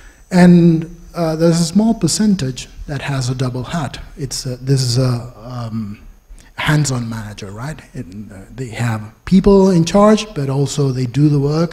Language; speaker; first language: English; non-native, fluent; Spanish